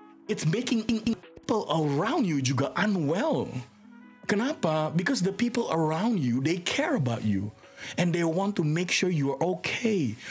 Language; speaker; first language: English; non-native, fluent; Indonesian